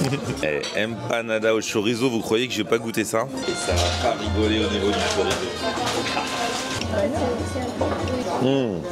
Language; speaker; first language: French; native; French